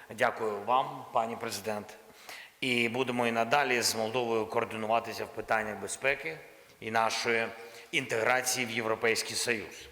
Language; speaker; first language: Ukrainian; non-native, local second language; Russian